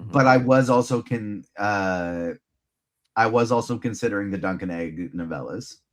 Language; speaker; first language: English; native; English